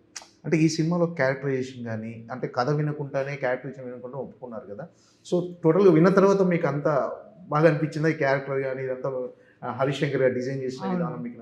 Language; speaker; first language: Telugu; native; Telugu